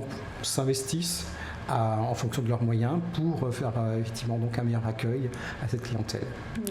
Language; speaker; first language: French; native; French